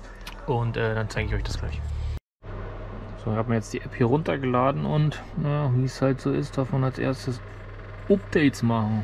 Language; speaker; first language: German; native; German